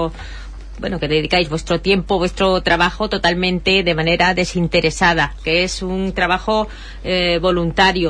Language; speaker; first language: Spanish; native; Spanish